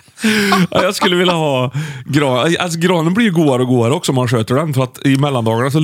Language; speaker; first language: Swedish; native; Swedish